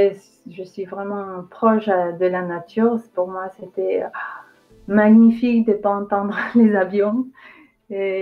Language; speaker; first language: French; non-native, fluent; Spanish